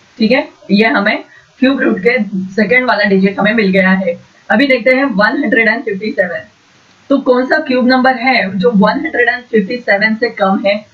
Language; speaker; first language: Hindi; non-native, local second language; Marathi